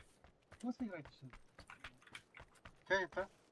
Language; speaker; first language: Russian; non-native, local second language; Yakut